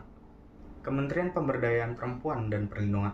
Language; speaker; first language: Indonesian; native; Indonesian